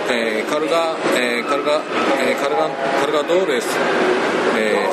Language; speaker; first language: Spanish; non-native, learner; Japanese